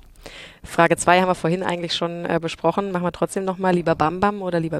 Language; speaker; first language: German; native; German